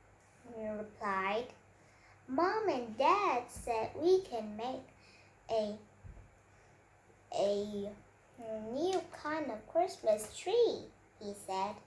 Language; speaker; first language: English; non-native, learner; Vietnamese